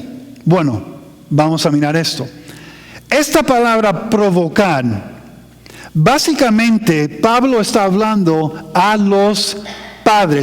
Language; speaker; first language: Spanish; non-native, fluent; English